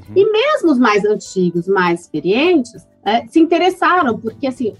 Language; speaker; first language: Portuguese; native; Portuguese